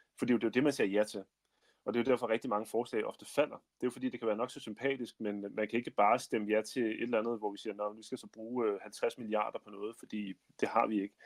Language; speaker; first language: Danish; native; Danish